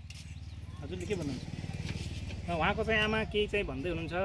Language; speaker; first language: Nepali; native; Nepali